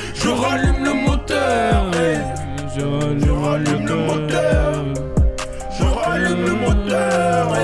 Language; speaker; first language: French; native; French